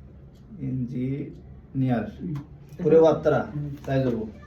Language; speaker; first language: Japanese; non-native, learner; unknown